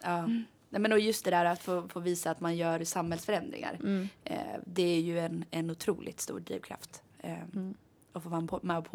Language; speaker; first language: Swedish; native; Swedish